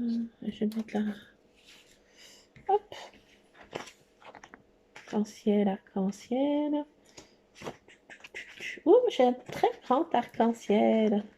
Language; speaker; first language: French; native; French